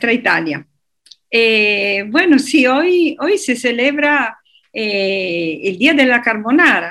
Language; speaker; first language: Spanish; non-native, fluent; Italian